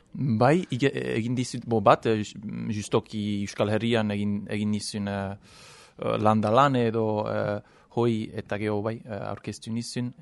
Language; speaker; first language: Basque; non-native, fluent; English